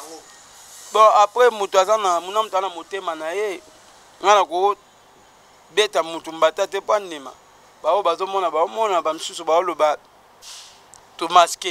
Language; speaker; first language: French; non-native, local second language; Lingala